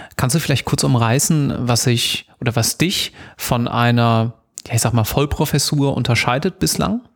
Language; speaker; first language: German; native; German